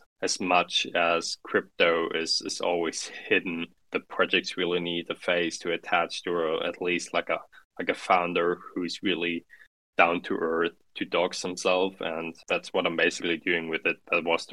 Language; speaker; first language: English; non-native, fluent; German